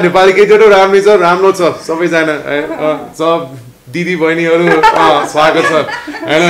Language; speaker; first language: Nepali; non-native, learner; English